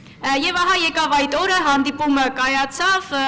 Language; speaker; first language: Armenian; native; Armenian